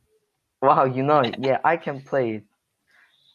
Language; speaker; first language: English; non-native, learner; Korean